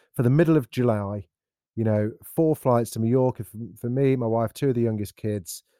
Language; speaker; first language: English; native; English